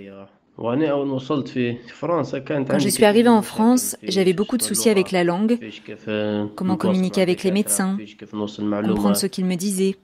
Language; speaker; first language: French; native; French